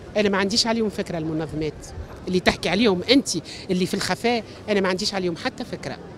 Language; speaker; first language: Arabic; native; Arabic